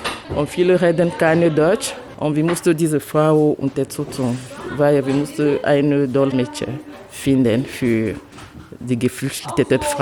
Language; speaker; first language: German; non-native, learner; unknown